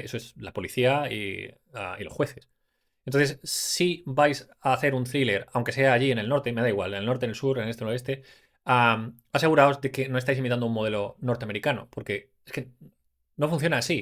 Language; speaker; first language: Spanish; native; Spanish